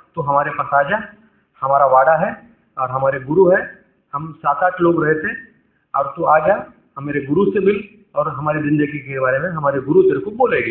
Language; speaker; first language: Hindi; non-native, local second language; Marathi